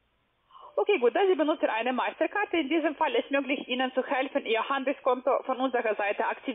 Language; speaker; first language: German; non-native, fluent; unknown